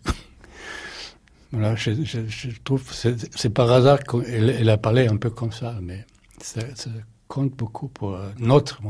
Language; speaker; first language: French; non-native, fluent; German